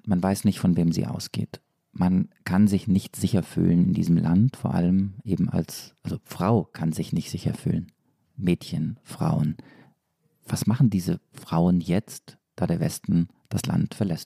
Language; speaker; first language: German; native; German